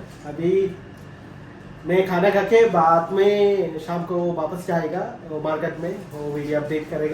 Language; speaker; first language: Hindi; non-native, learner; Malayalam